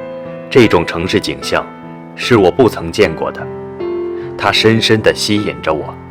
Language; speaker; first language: Chinese; native; Chinese